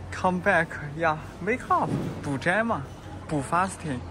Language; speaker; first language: English; non-native, learner; Chinese